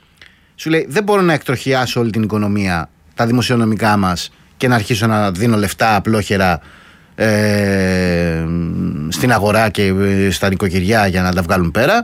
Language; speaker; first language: Greek; native; Greek